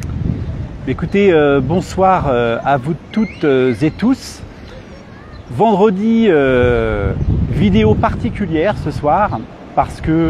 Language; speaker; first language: French; native; French